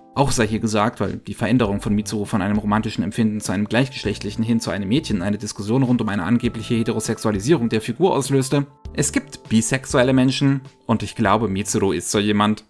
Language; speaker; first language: German; native; German